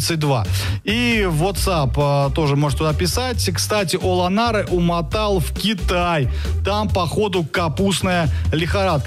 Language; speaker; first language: Russian; native; Russian